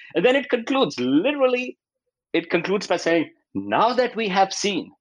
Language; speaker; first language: English; non-native, local second language; Urdu